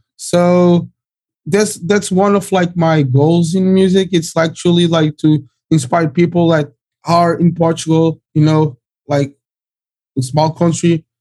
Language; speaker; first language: English; early bilingual, other home language; Portuguese